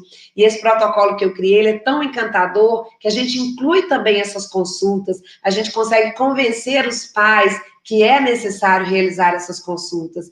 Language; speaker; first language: Portuguese; native; Portuguese